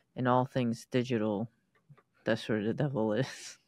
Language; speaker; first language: English; non-native, fluent; Persian